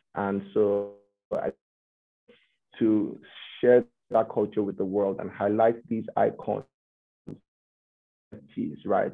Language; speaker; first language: English; non-native, local second language; Yoruba